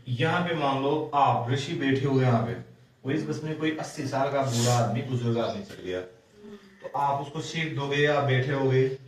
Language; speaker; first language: Hindi; native; Hindi